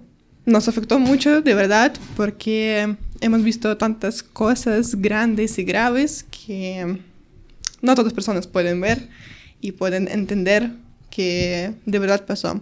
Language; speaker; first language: Spanish; non-native, learner; Ukrainian